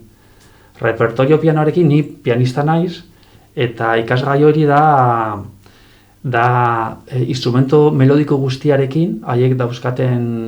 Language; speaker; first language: Basque; non-native, local second language; Spanish